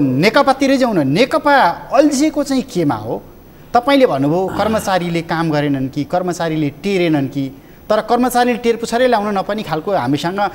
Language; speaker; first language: Nepali; native; Nepali